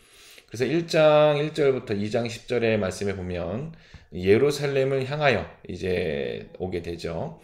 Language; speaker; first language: Korean; native; Korean